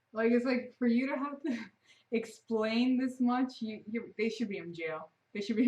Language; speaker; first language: English; native; English